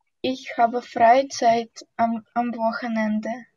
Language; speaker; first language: German; non-native, learner; Russian